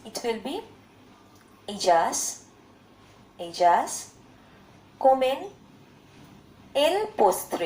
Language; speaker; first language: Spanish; non-native, learner; Bangla